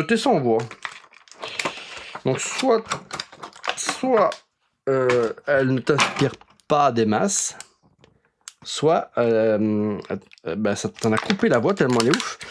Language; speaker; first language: French; native; French